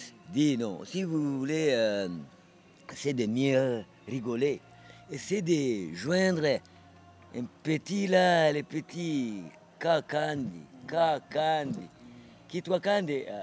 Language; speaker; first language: French; non-native, local second language; Kinyarwanda